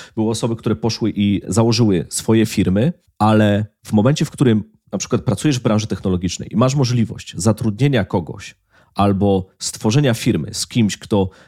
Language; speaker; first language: Polish; native; Polish